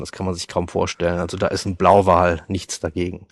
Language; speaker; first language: German; native; German